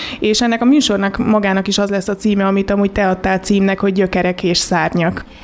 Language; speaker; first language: Hungarian; native; Hungarian